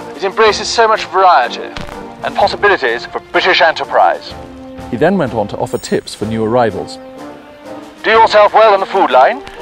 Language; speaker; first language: English; native; English